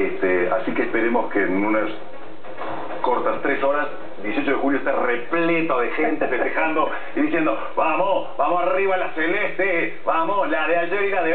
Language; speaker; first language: Spanish; native; Spanish